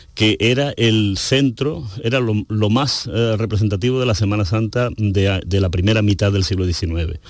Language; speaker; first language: Spanish; native; Spanish